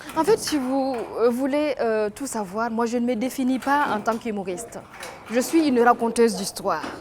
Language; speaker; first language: French; non-native, local second language; Mossi